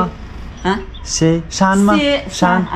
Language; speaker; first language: Chinese; non-native, learner; Turkmen